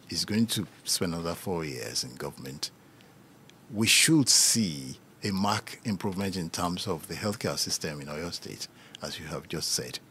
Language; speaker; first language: English; non-native, local second language; Yoruba